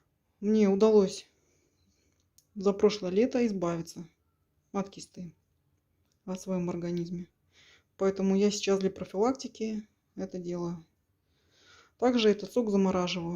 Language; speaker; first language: Russian; native; Russian